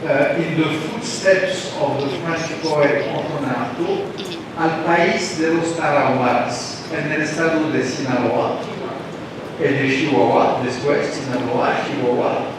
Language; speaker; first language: Spanish; non-native, learner; French